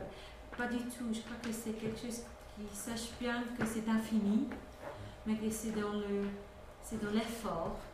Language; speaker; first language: French; non-native, fluent; English